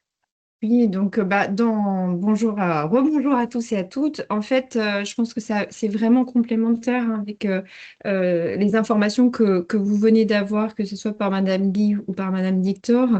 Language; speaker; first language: French; native; French